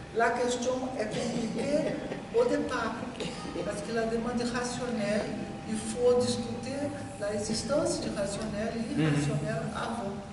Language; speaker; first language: French; non-native, learner; Portuguese